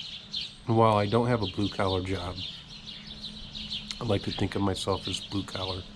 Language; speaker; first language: English; native; English